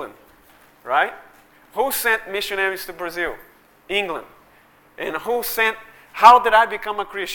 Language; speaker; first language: English; early bilingual, other home language; Portuguese